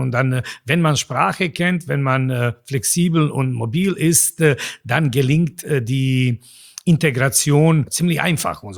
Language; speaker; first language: German; non-native, fluent; Bosnian